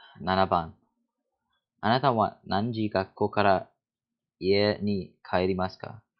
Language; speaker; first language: Japanese; non-native, learner; English